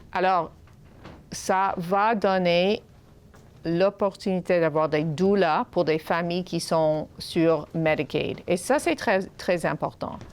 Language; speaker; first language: French; non-native, fluent; English